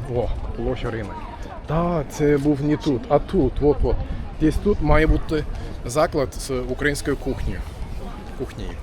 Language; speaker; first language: Ukrainian; non-native, fluent; Turkish